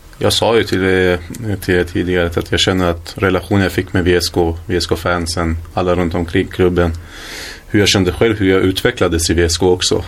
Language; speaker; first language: Swedish; early bilingual, other home language; Kurdish